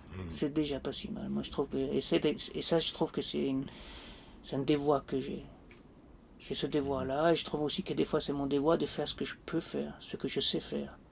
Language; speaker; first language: French; non-native, fluent; Danish